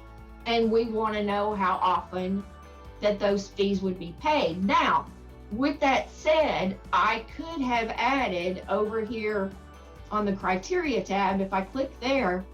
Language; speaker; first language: English; native; English